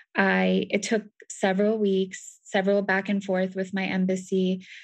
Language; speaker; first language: English; native; English